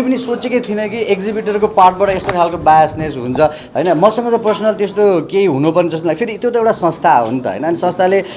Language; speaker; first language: Nepali; native; Nepali